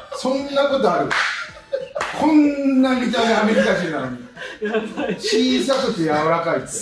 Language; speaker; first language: Japanese; native; Japanese